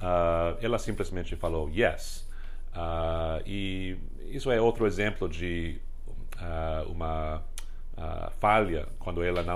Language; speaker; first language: Portuguese; non-native, fluent; English